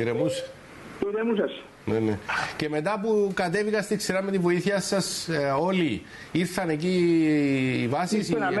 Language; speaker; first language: Greek; native; Greek